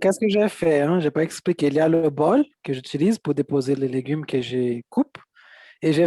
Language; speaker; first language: French; non-native, fluent; Portuguese